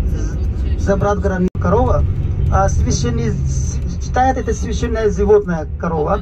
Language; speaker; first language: Russian; non-native, local second language; Hindi